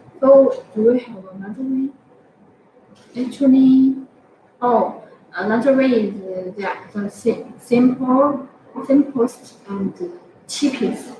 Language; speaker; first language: English; non-native, fluent; Chinese